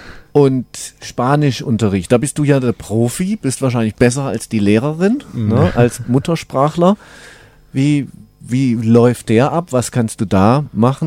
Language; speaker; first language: German; native; German